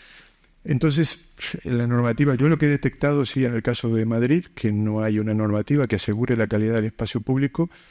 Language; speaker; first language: Spanish; native; Spanish